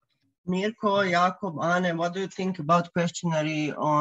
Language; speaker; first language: English; non-native, fluent; Croatian